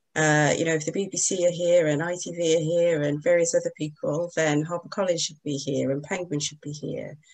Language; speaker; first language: English; native; English